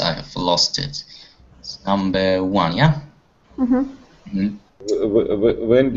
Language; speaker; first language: English; non-native, fluent; Russian